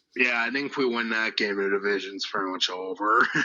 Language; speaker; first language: English; native; English